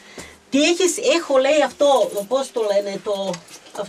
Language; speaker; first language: Greek; early bilingual, heritage; Greek